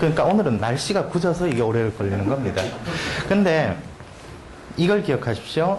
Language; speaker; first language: Korean; native; Korean